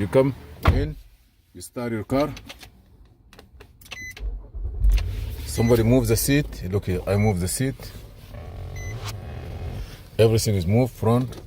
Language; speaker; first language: English; non-native, fluent; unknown